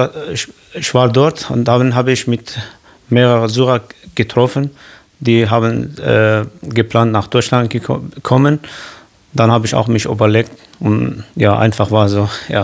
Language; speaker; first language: German; non-native, learner; Kurdish